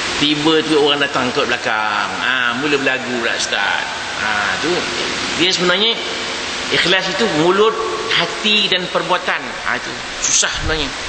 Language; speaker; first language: Malay; native; Malay